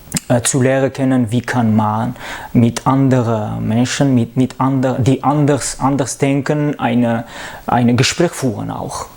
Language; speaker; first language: German; non-native, learner; French